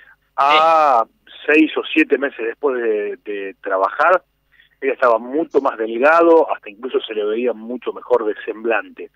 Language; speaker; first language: Spanish; native; Spanish